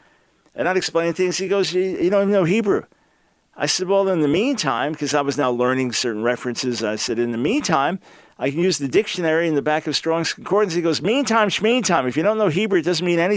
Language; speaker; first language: English; native; English